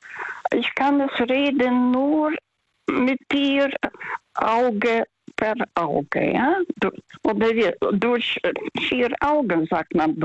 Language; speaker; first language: German; non-native, fluent; Russian